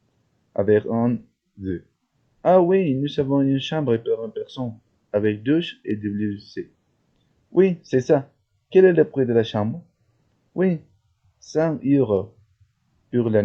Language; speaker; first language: French; non-native, learner; Spanish